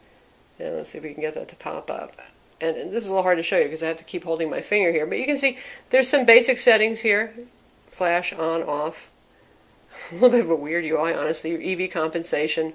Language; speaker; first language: English; native; English